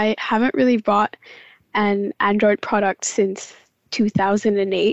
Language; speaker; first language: English; non-native, local second language; Cantonese